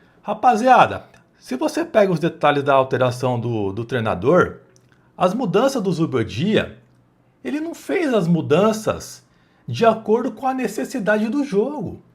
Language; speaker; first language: Portuguese; native; Portuguese